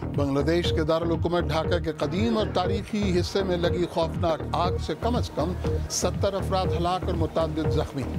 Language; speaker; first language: Urdu; native; Urdu